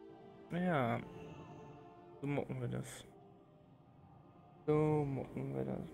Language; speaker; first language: German; native; German